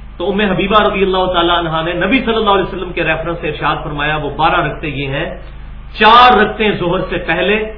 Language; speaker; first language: Urdu; non-native, local second language; Punjabi